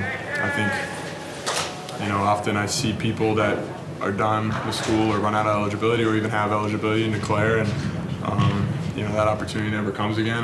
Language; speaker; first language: English; native; English